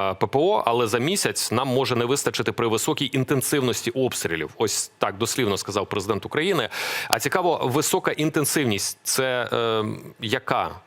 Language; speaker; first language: Ukrainian; native; Ukrainian